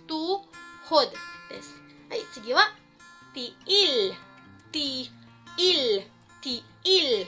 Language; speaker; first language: Japanese; non-native, fluent; Filipino